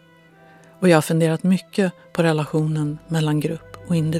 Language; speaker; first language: Swedish; native; Swedish